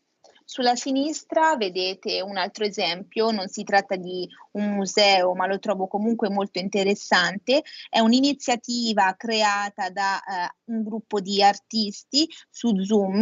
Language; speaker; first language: Italian; native; Italian